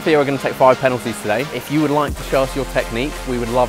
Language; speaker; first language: English; native; English